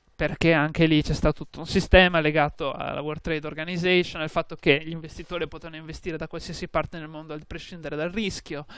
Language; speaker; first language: Italian; native; Italian